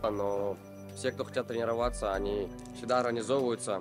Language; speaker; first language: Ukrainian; non-native, local second language; Russian